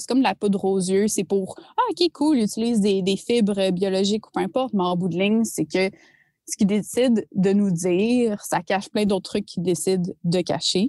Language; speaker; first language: French; native; French